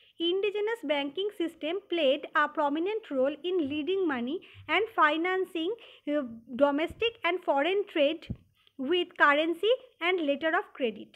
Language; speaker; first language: English; non-native, local second language; Bangla